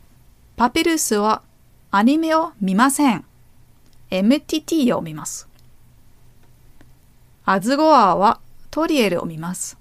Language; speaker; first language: Japanese; non-native, learner; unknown